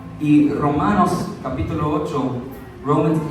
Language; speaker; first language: Spanish; early bilingual, heritage; Spanish